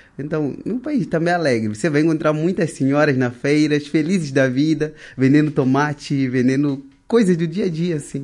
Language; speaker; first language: Portuguese; non-native, local second language; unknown